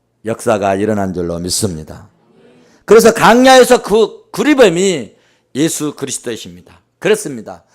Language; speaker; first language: Korean; native; Korean